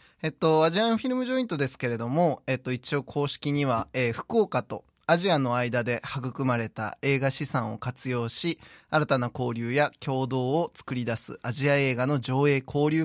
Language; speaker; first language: Japanese; native; Japanese